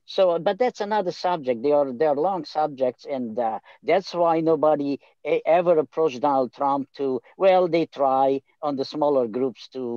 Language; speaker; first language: English; non-native, fluent; Romanian